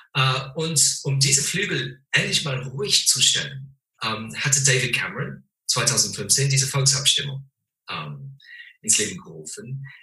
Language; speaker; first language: German; non-native, fluent; English